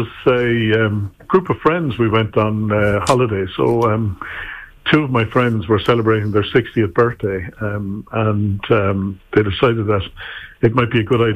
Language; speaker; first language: English; native; English